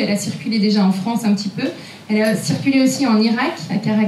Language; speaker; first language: French; native; French